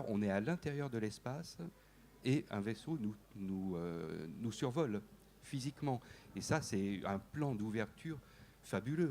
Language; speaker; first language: French; native; French